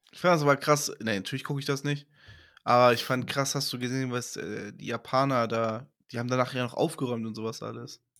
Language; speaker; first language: German; native; German